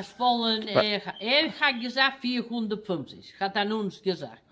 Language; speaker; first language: German; non-native, learner; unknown